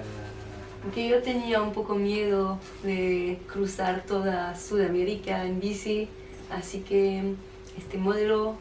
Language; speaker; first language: Spanish; non-native, fluent; French